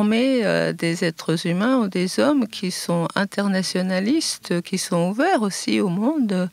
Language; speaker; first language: French; non-native, fluent; Japanese